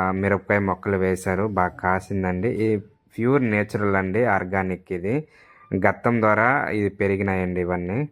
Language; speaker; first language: Telugu; non-native, local second language; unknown